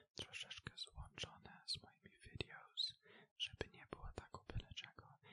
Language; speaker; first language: Polish; early bilingual, heritage; Polish